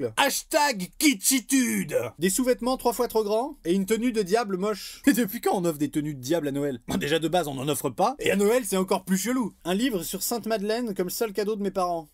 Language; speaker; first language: French; native; French